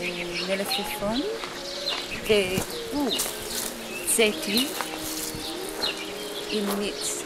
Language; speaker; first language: Hebrew; non-native, learner; English